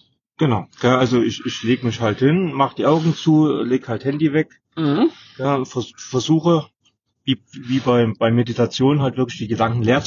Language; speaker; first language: German; native; German